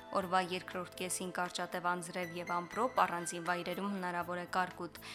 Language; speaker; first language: Armenian; native; Armenian